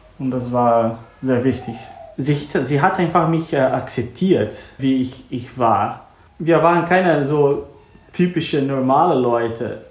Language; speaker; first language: German; non-native, learner; Portuguese